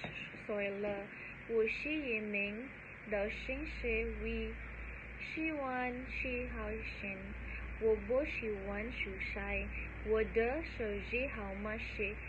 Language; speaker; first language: Chinese; non-native, learner; Filipino